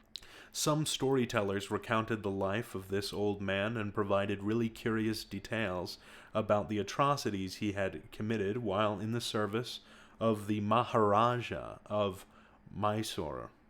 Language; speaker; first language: English; native; English